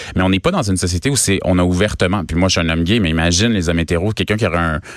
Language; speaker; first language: French; native; French